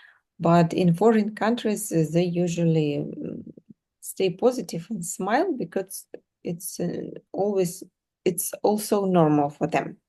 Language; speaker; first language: English; non-native, fluent; Russian